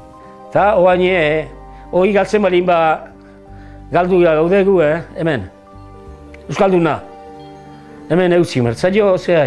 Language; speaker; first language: Basque; native; Basque